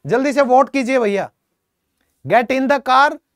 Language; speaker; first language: Hindi; native; Hindi